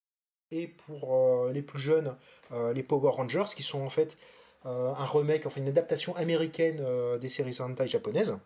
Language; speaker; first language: French; native; French